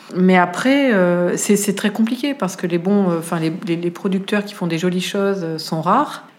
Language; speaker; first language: French; native; French